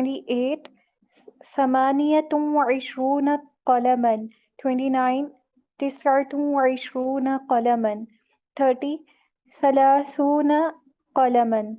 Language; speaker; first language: Arabic; non-native, learner; Urdu